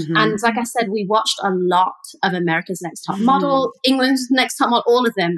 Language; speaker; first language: English; native; English